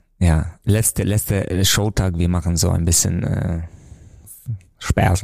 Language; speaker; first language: German; non-native, fluent; Romanian